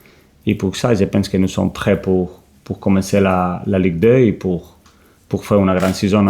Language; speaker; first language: French; non-native, learner; Spanish